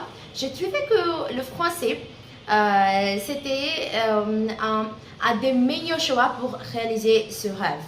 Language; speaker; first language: French; non-native, learner; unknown